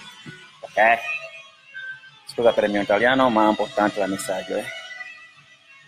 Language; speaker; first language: Italian; non-native, learner; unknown